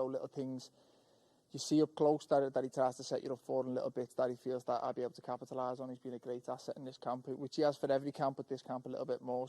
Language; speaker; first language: English; native; English